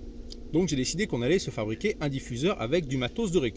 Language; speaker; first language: French; native; French